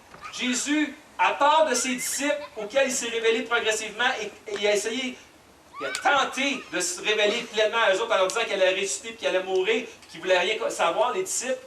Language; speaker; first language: French; native; French